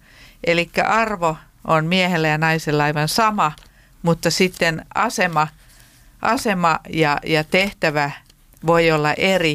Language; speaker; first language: Finnish; native; Finnish